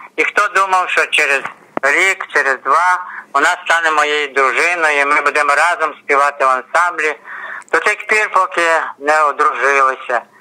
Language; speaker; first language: Ukrainian; native; Ukrainian